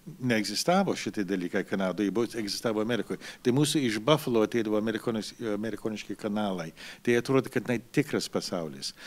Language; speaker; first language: Lithuanian; early bilingual, heritage; Lithuanian